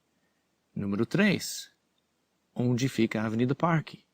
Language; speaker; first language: Portuguese; non-native, fluent; English